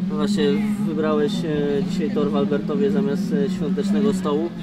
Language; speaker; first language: Polish; native; Polish